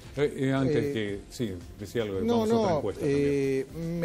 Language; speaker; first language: Spanish; native; Spanish